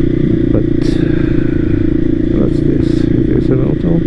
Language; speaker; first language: English; non-native, fluent; Portuguese